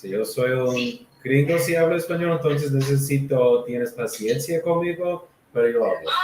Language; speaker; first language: Spanish; non-native, learner; English